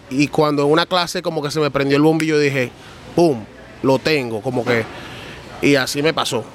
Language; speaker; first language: Spanish; early bilingual, heritage; Spanish